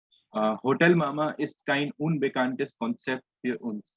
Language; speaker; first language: German; non-native, fluent; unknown